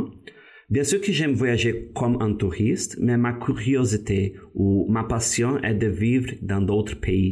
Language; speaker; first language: French; non-native, fluent; Portuguese